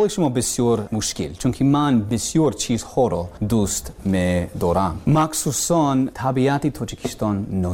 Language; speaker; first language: Persian; non-native, learner; English